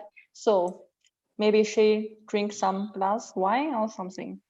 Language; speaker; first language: English; non-native, learner; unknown